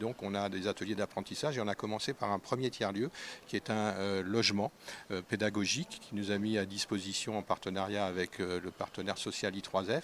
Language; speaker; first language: French; native; French